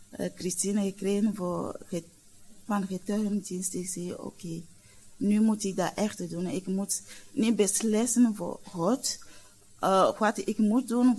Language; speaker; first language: Dutch; non-native, learner; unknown